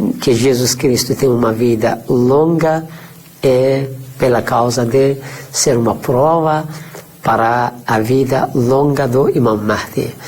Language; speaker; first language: Portuguese; non-native, fluent; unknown